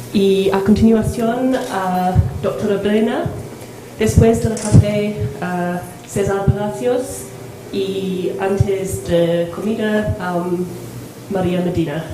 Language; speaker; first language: Spanish; non-native, learner; English